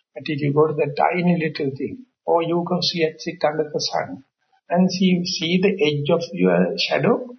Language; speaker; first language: English; non-native, local second language; Sinhala